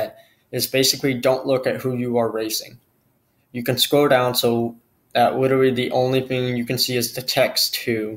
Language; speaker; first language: English; native; English